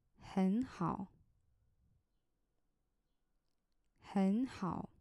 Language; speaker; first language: Chinese; non-native, learner; German